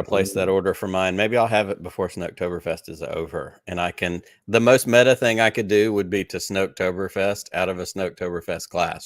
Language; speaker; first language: English; native; English